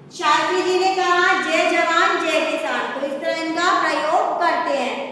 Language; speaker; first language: Hindi; native; Hindi